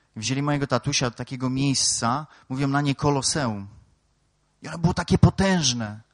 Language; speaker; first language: Polish; native; Polish